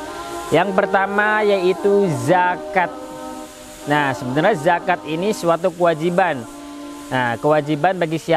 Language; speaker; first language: Indonesian; native; Indonesian